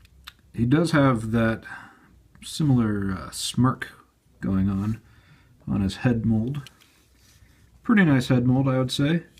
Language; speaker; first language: English; native; English